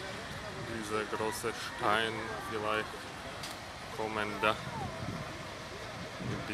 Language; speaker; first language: German; non-native, learner; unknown